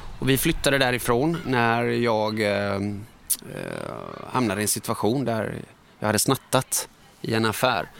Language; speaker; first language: Swedish; early bilingual, other home language; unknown